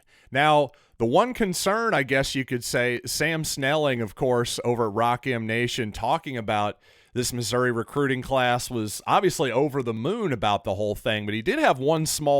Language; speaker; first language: English; native; English